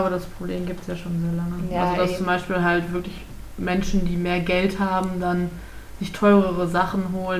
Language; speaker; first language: German; native; German